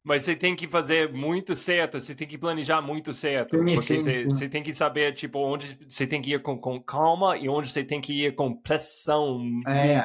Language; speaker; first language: Portuguese; non-native, fluent; English